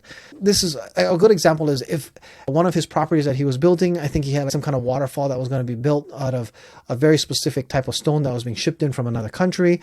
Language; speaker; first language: English; native; English